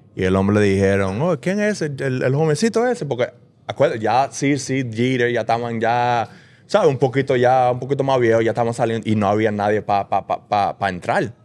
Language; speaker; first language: Spanish; early bilingual, heritage; Spanish